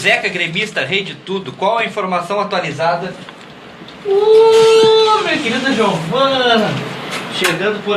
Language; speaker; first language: Portuguese; native; Portuguese